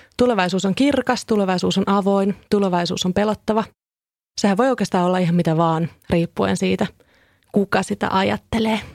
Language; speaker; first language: Finnish; native; Finnish